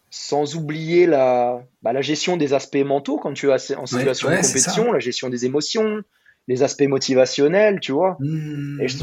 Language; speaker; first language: French; native; French